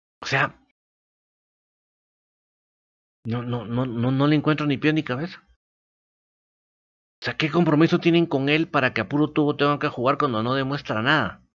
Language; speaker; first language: Spanish; native; Spanish